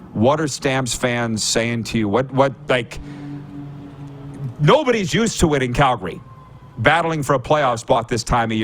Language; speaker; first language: English; native; English